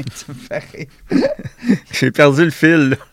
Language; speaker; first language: French; native; French